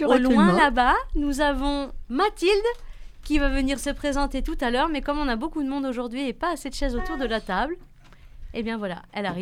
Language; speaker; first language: French; native; French